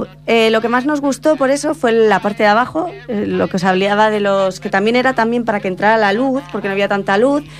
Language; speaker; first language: Spanish; native; Spanish